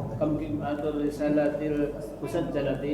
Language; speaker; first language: Arabic; non-native, learner; Indonesian